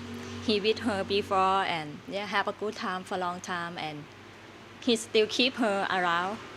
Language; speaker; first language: English; non-native, learner; Thai